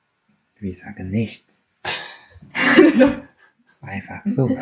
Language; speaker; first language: German; non-native, learner; Chinese